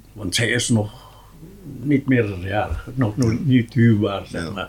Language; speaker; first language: Dutch; non-native, local second language; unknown